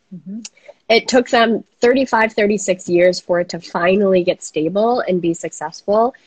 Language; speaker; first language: English; native; English